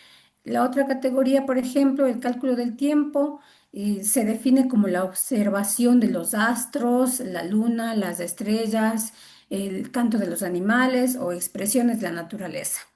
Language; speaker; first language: Spanish; native; Spanish